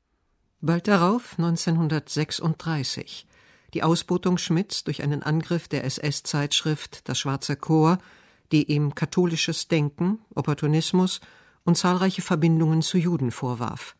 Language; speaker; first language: German; native; German